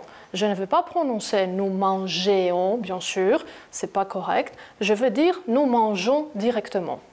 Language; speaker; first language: French; non-native, fluent; Greek